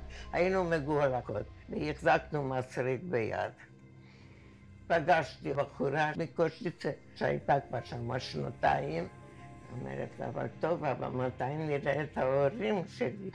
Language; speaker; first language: Hebrew; non-native, fluent; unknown